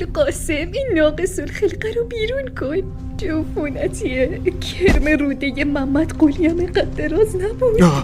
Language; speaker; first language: Persian; native; Persian